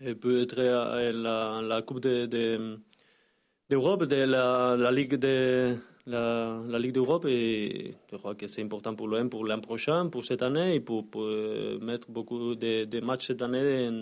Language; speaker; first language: French; non-native, learner; Spanish